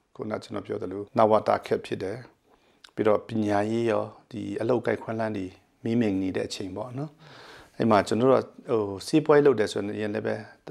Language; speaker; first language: Burmese; non-native, local second language; Tedim Chin